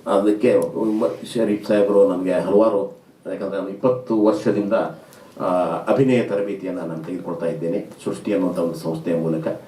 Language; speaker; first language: Kannada; native; Kannada